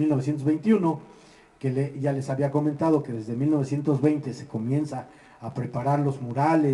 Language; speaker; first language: Spanish; native; Spanish